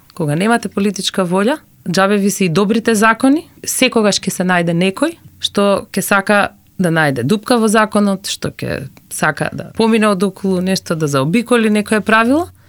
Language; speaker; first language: Macedonian; native; Macedonian